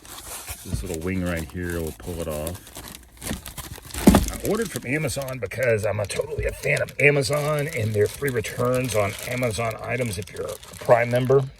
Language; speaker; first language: English; native; English